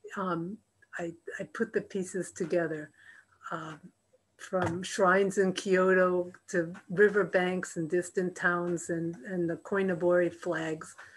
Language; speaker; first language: English; native; English